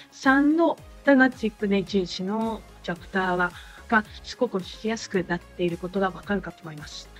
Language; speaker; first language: Japanese; native; Japanese